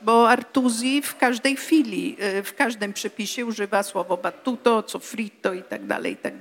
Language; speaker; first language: Polish; non-native, fluent; Italian